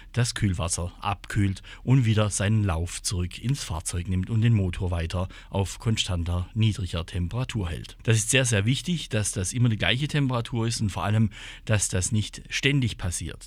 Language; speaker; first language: German; native; German